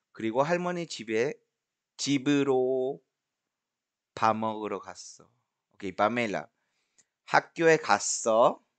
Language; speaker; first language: Korean; non-native, fluent; Spanish